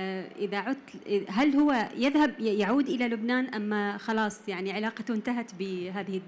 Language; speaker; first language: Arabic; native; Arabic